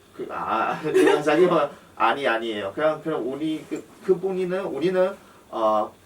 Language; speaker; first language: Korean; non-native, fluent; Chinese